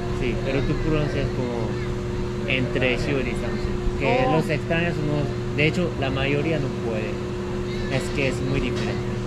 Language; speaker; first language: Spanish; non-native, learner; Korean